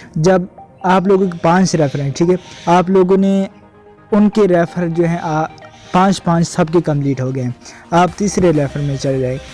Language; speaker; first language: Urdu; non-native, local second language; Punjabi